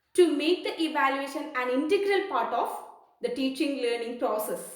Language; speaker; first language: English; non-native, local second language; Malayalam